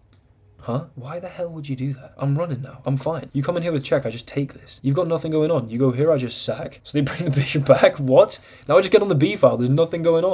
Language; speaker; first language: English; native; English